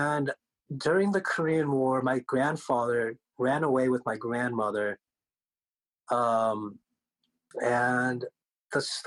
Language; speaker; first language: English; early bilingual, other home language; Korean